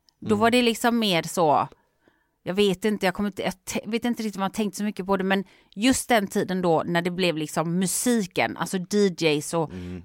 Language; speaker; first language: Swedish; native; Swedish